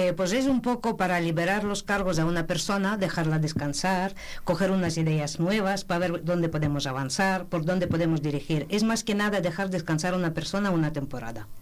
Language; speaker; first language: Spanish; non-native, fluent; Ukrainian